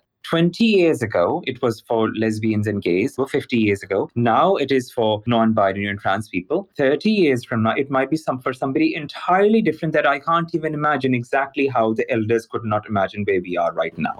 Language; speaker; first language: English; non-native, local second language; Urdu